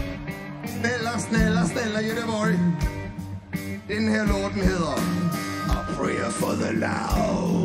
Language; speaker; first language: Swedish; non-native, learner; Danish